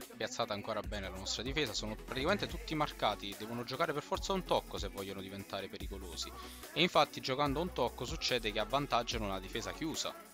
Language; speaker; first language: Italian; native; Italian